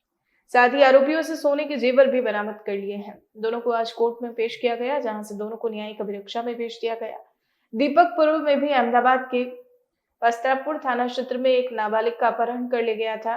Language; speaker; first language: Hindi; native; Hindi